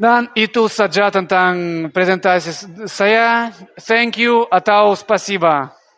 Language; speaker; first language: Indonesian; non-native, learner; Russian